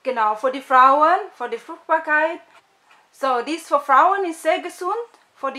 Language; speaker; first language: German; non-native, learner; Indonesian